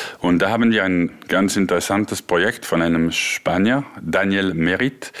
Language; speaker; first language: German; non-native, local second language; French